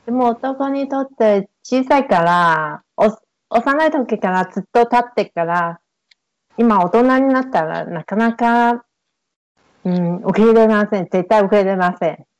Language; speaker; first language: Japanese; non-native, learner; Chinese